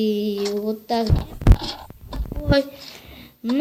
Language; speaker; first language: Russian; non-native, local second language; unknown